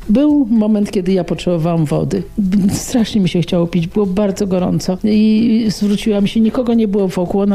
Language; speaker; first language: Polish; native; Polish